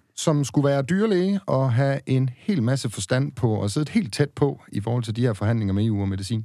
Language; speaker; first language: Danish; native; Danish